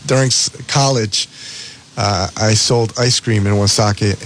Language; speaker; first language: English; native; English